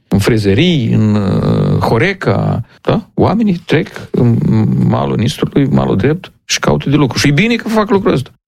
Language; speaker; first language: Romanian; native; Romanian